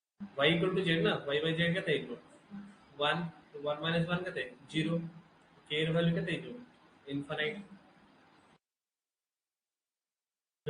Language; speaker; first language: Hindi; non-native, local second language; Odia